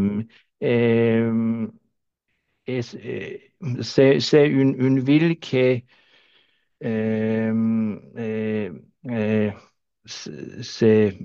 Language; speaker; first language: French; non-native, learner; Danish